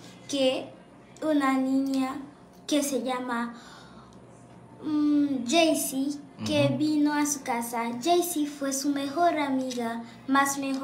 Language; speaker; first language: Spanish; non-native, learner; Haitian Creole